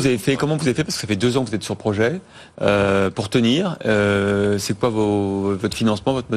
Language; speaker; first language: French; native; French